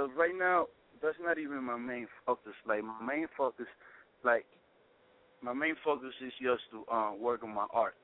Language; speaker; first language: English; non-native, fluent; Spanish